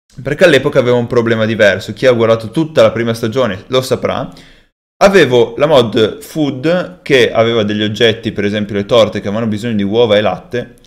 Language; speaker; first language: Italian; native; Italian